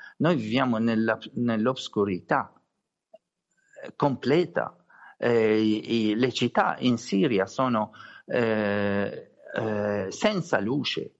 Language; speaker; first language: Italian; non-native, learner; Arabic